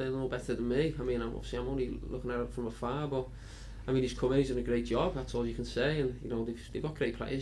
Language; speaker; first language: English; native; English